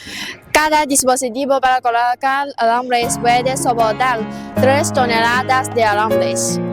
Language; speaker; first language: Spanish; non-native, learner; Chinese